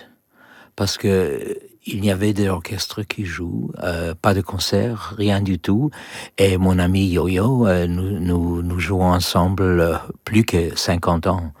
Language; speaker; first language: French; non-native, learner; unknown